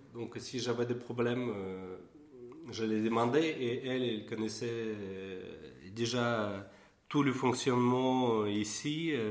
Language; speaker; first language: French; non-native, fluent; Russian